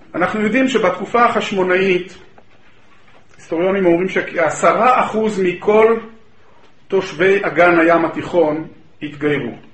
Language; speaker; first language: Hebrew; native; Hebrew